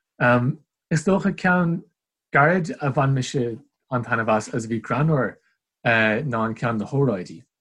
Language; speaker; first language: Irish; non-native, local second language; English